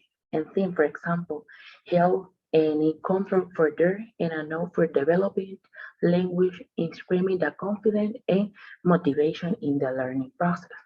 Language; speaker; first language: English; non-native, learner; Spanish